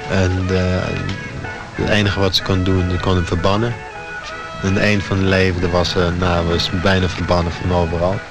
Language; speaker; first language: Dutch; non-native, fluent; German